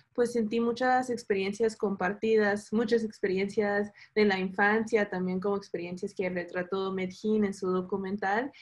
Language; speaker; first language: Spanish; early bilingual, heritage; Spanish